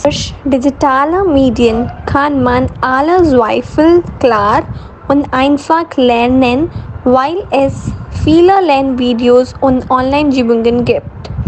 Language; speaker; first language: German; non-native, learner; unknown